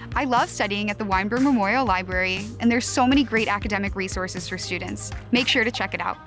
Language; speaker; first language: English; native; English